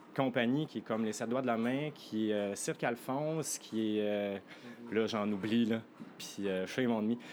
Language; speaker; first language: French; native; French